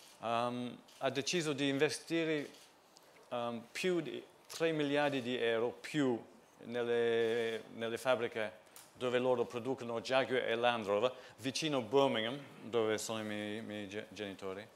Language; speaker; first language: Italian; non-native, fluent; English